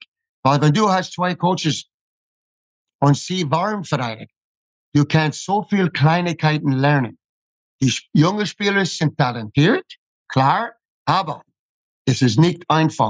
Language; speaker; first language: German; non-native, fluent; English